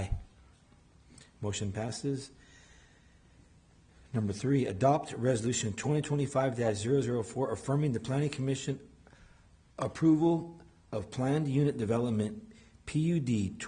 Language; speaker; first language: English; native; English